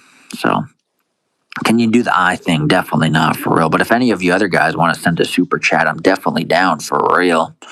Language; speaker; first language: English; native; English